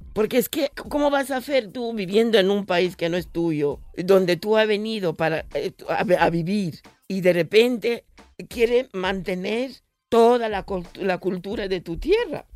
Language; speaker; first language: Spanish; non-native, fluent; Swahili